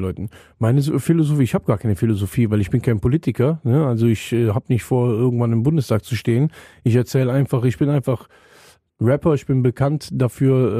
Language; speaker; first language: German; native; German